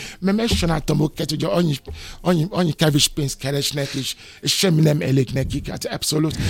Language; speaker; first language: Hungarian; non-native, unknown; Yoruba